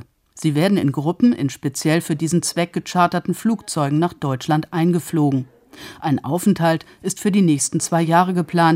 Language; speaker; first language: German; native; German